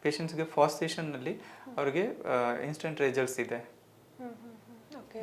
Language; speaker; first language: Kannada; non-native, local second language; Hindi